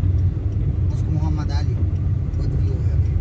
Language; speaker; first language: English; non-native, learner; Arabic